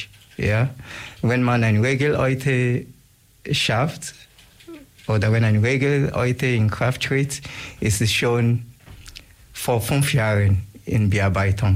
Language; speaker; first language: German; non-native, learner; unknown